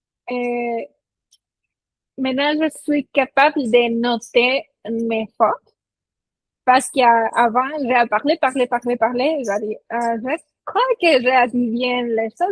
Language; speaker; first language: French; non-native, fluent; Spanish